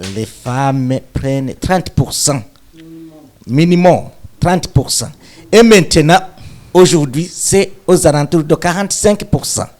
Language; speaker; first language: French; non-native, local second language; Rundi